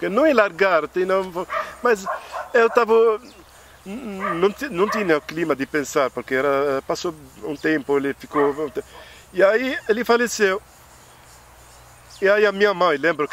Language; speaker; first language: Portuguese; non-native, fluent; Arabic